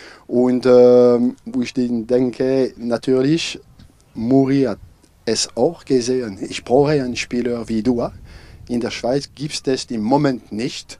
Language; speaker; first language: German; non-native, fluent; French